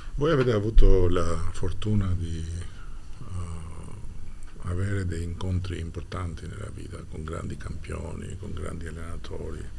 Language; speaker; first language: Italian; non-native, fluent; Albanian